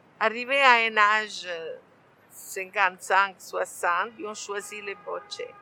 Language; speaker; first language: French; non-native, fluent; Italian